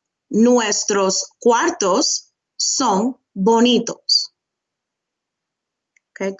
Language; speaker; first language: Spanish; non-native, fluent; English